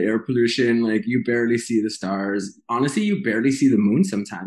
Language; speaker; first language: English; native; English